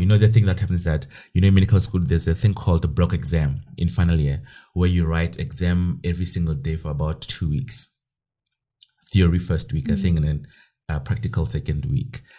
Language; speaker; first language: English; non-native, local second language; Southern Sotho